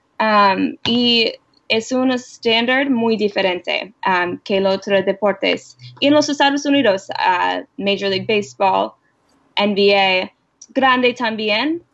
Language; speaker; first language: Spanish; non-native, learner; English